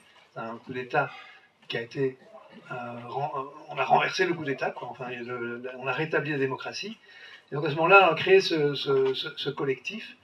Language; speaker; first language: French; native; French